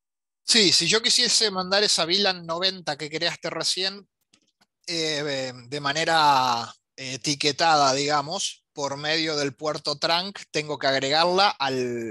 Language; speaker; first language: Spanish; native; Spanish